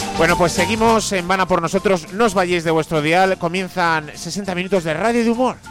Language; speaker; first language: Spanish; native; Spanish